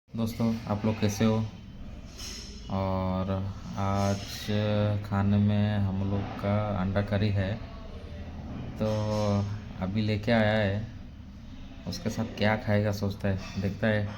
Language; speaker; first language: Hindi; non-native, local second language; Odia